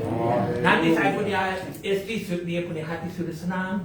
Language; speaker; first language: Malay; non-native, fluent; English